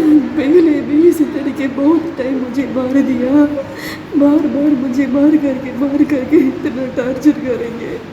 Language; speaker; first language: Hindi; non-native, local second language; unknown